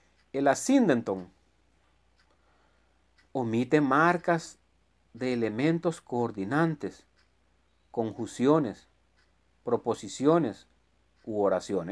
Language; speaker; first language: Spanish; native; Spanish